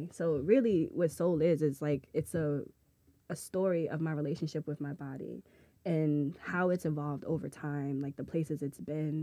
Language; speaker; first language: English; native; English